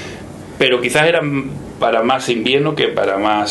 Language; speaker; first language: Spanish; native; Spanish